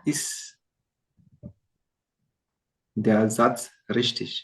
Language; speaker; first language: German; non-native, fluent; Bangla